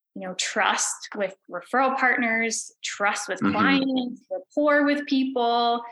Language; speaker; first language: English; native; English